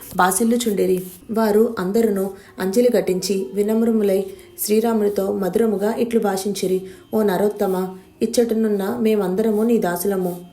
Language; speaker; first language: Telugu; native; Telugu